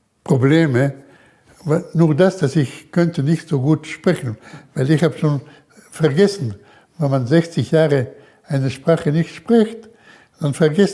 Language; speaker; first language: German; early bilingual, heritage; German